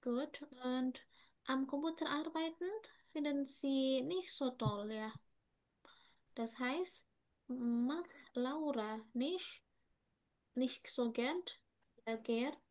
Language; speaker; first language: German; non-native, fluent; Indonesian